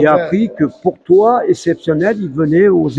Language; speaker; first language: French; native; French